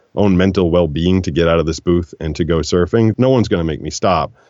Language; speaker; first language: English; native; English